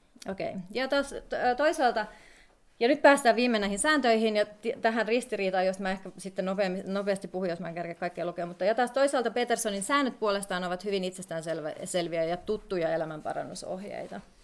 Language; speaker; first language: Finnish; native; Finnish